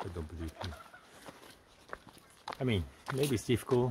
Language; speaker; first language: English; non-native, fluent; Portuguese